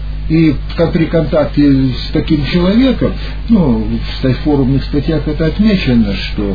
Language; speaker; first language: Russian; native; Russian